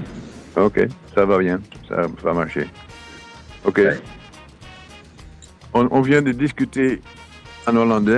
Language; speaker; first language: French; non-native, fluent; Dutch